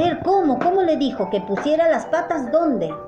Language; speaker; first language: Spanish; native; Spanish